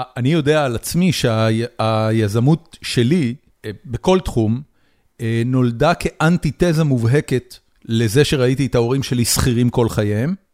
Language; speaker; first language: Hebrew; native; Hebrew